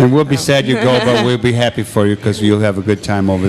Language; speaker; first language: English; native; English